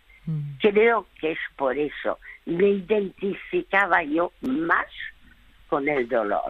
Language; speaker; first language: Spanish; early bilingual, other home language; French